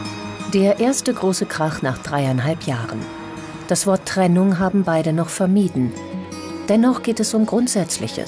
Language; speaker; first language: German; native; German